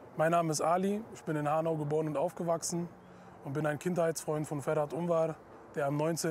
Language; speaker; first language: German; native; German